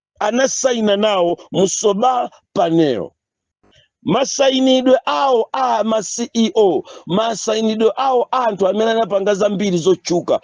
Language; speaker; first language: Nyanja; native; Nyanja